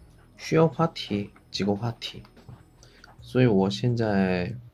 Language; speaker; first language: Chinese; non-native, learner; Korean